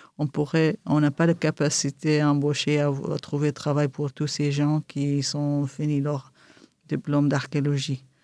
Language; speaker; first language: French; non-native, fluent; Kurdish